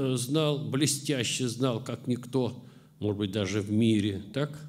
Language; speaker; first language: Russian; native; Russian